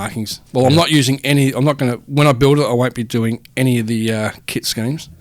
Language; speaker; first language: English; native; English